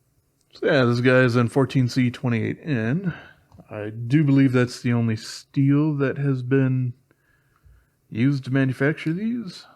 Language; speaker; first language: English; native; English